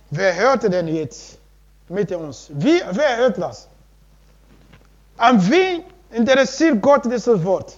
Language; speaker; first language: German; non-native, learner; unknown